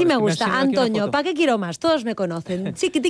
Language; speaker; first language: Spanish; native; Spanish